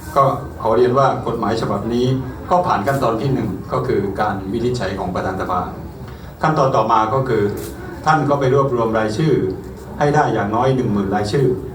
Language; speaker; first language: Thai; native; Thai